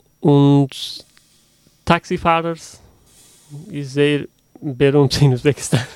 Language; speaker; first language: German; non-native, learner; Uzbek